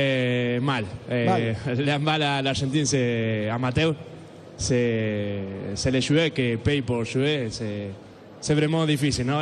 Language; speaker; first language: French; non-native, learner; Spanish